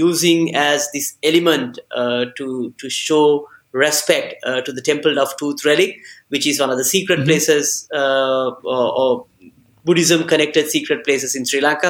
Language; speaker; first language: English; non-native, local second language; Sinhala